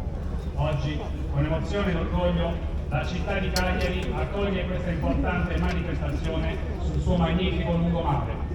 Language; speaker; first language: Italian; native; Italian